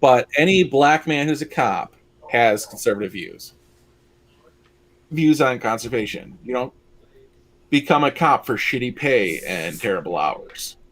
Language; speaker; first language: English; native; English